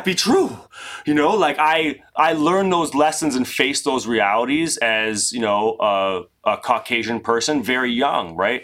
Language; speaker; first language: English; native; English